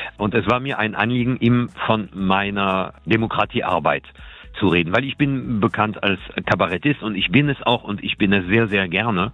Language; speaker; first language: German; non-native, fluent; French